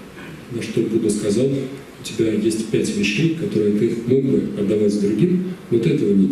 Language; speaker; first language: Russian; native; Russian